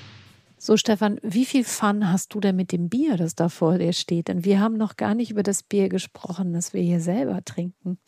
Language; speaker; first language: German; native; German